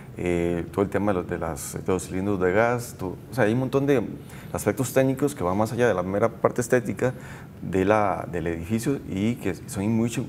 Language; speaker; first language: Spanish; native; Spanish